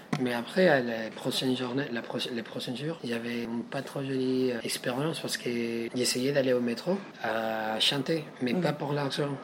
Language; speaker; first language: French; non-native, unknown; Spanish